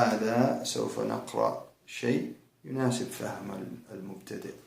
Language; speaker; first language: Arabic; non-native, fluent; English